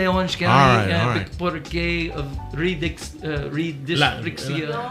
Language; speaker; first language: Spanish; non-native, learner; English